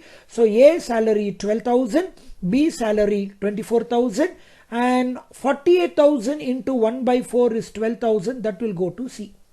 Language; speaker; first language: English; non-native, local second language; Kannada